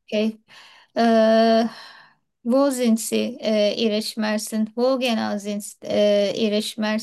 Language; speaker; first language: German; non-native, learner; Turkish